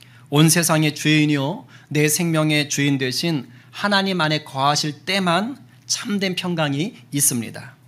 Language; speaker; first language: Korean; native; Korean